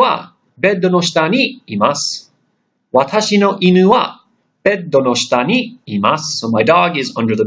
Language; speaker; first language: Japanese; non-native, fluent; English